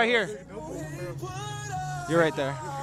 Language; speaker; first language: English; native; English